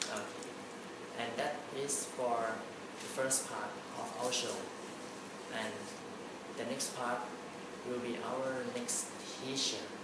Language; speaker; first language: English; non-native, learner; Thai